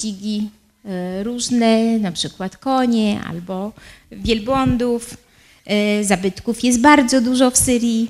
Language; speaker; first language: Polish; early bilingual, heritage; Arabic